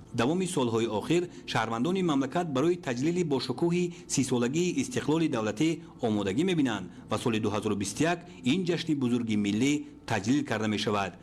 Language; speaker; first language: Tajik; native; Tajik